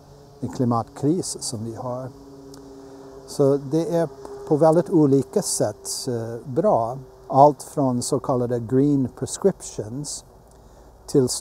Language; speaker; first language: Swedish; non-native, fluent; English